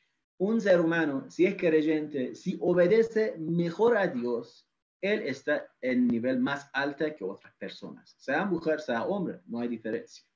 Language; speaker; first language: Spanish; non-native, fluent; Persian